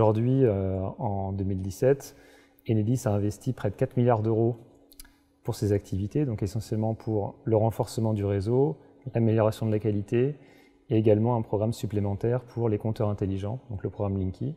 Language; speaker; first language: French; native; French